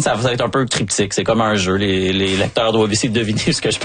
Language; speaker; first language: French; native; French